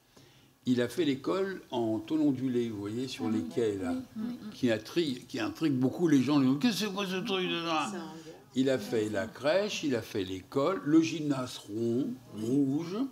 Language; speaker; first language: French; native; French